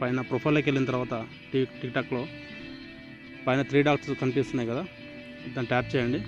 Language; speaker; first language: Telugu; native; Telugu